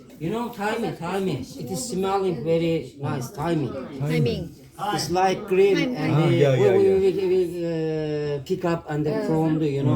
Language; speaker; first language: English; non-native, learner; Turkish